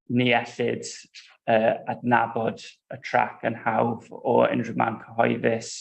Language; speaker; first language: Welsh; non-native, local second language; English